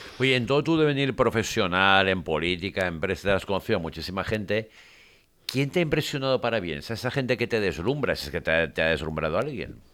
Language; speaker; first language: Spanish; native; Spanish